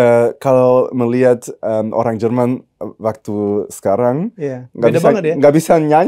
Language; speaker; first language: Indonesian; early bilingual, heritage; German